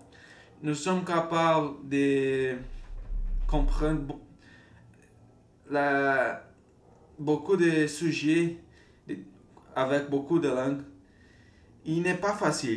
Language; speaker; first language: French; non-native, learner; Portuguese